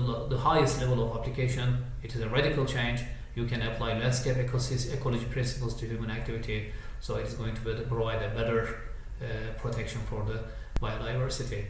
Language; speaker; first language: English; non-native, fluent; Turkish